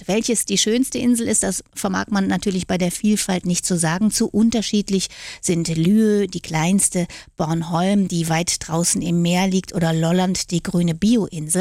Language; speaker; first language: German; native; German